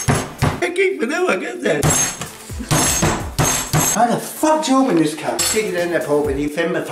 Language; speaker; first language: Danish; non-native, fluent; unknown